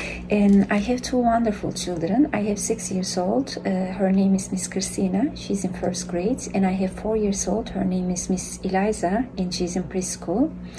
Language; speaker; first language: English; non-native, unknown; Turkish